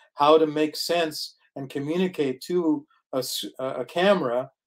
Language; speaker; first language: English; native; English